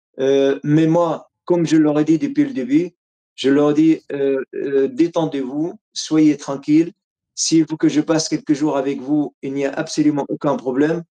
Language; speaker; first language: French; non-native, fluent; Arabic